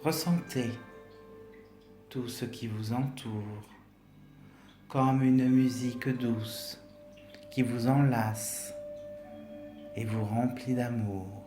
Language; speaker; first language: French; native; French